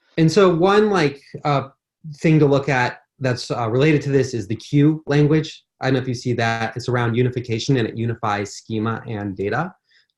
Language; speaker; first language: English; native; English